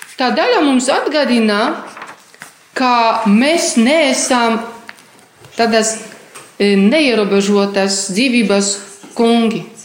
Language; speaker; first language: Latvian; non-native, fluent; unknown